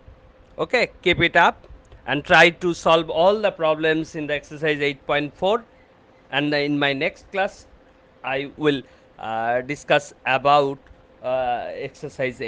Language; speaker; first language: English; non-native, local second language; Bangla